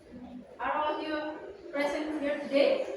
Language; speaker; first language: English; non-native, learner; Indonesian